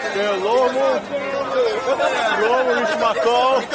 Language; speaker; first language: Portuguese; native; Portuguese